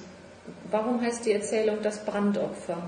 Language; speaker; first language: German; native; German